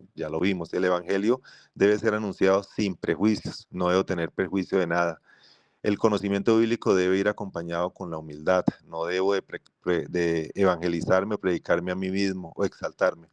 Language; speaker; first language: Spanish; native; Spanish